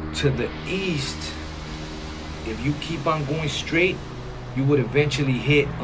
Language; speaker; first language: English; early bilingual, other home language; Spanish